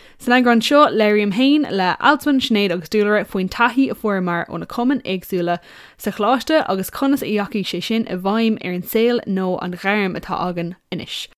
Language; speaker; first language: Irish; non-native, local second language; English